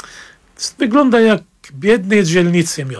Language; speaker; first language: Polish; non-native, fluent; Arabic